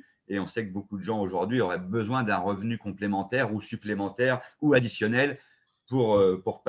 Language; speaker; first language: French; native; French